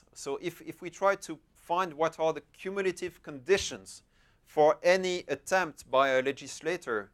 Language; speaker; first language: English; non-native, fluent; French